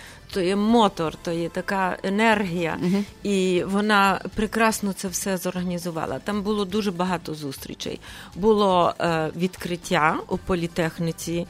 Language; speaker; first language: Ukrainian; early bilingual, heritage; Ukrainian